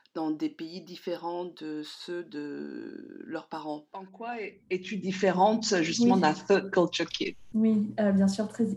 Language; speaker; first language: French; non-native, fluent; Vietnamese